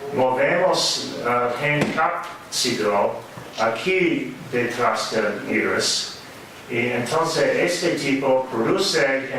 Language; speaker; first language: Spanish; non-native, fluent; English